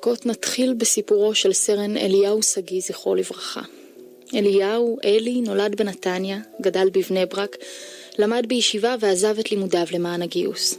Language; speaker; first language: Hebrew; native; Hebrew